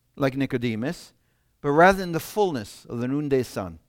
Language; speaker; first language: English; non-native, fluent; Italian